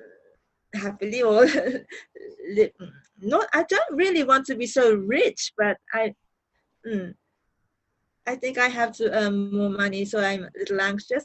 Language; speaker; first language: English; non-native, learner; Japanese